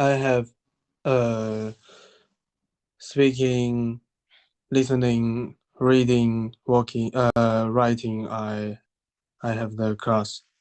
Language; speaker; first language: English; non-native, learner; Chinese